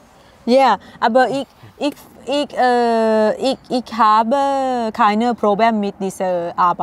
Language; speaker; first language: German; non-native, learner; Thai